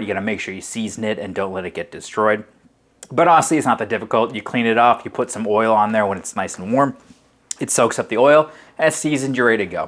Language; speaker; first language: English; native; English